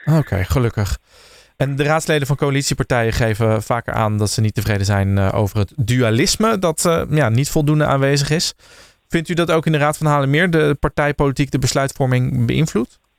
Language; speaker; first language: Dutch; native; Dutch